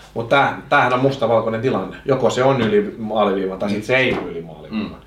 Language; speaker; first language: Finnish; non-native, local second language; Swedish